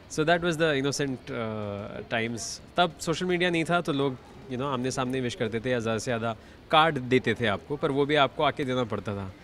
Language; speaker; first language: Hindi; native; Hindi